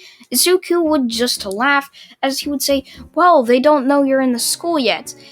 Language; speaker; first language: English; native; English